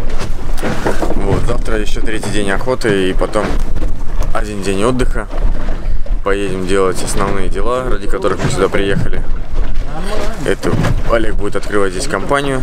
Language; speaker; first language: Russian; native; Russian